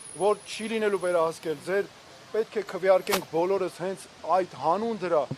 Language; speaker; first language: Armenian; native; Armenian